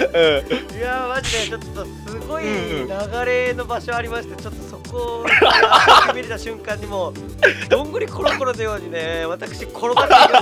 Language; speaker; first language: Japanese; native; Japanese